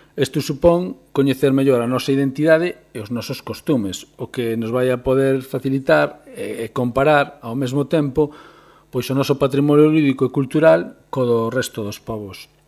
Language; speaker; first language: Galician; native; Galician